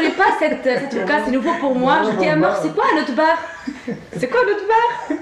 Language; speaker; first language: French; non-native, learner; Arabic